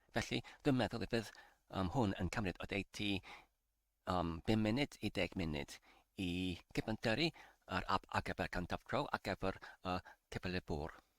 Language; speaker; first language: Welsh; non-native, learner; English